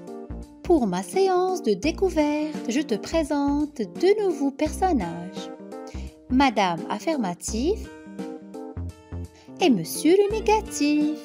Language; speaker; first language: French; non-native, local second language; Arabic